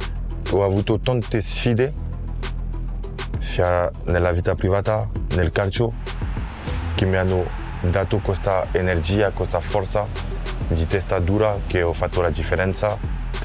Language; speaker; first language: Italian; non-native, fluent; French